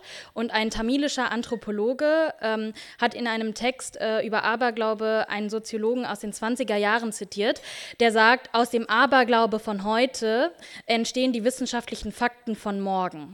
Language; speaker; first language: German; native; German